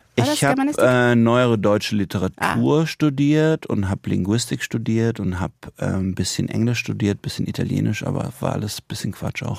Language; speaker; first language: German; native; German